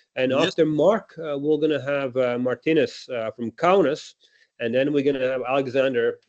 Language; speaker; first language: English; non-native, fluent; Latvian